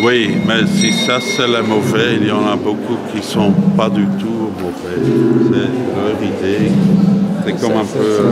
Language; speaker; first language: French; non-native, local second language; Dutch